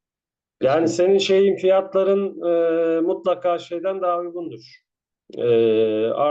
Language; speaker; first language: Turkish; native; Turkish